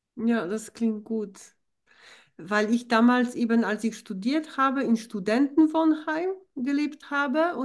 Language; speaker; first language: German; non-native, fluent; Polish